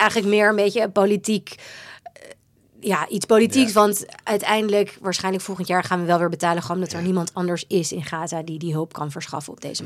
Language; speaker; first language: Dutch; native; Dutch